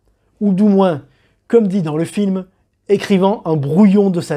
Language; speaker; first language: French; native; French